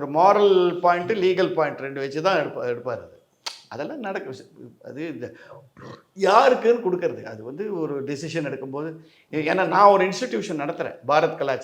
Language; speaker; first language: Tamil; native; Tamil